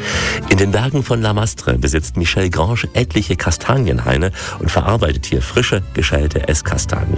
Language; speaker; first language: German; native; German